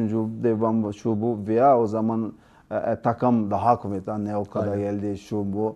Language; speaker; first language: Turkish; non-native, learner; Portuguese